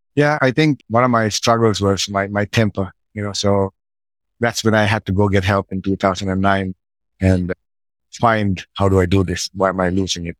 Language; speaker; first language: English; non-native, local second language; Sinhala